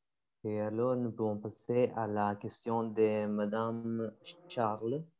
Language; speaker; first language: French; non-native, fluent; Italian